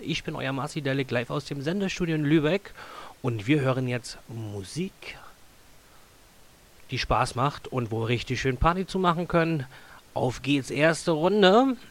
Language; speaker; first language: German; native; German